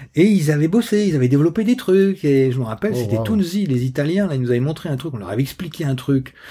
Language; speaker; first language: French; native; French